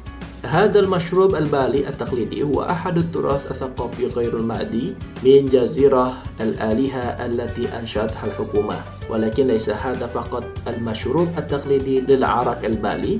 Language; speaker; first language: Arabic; non-native, fluent; Indonesian